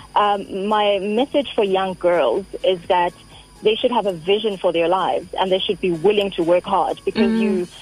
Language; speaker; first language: English; non-native, local second language; Xhosa